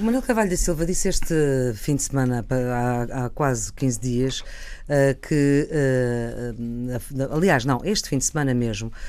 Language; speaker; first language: Portuguese; native; Portuguese